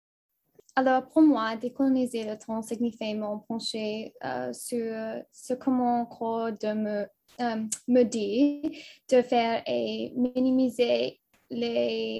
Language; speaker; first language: French; non-native, local second language; English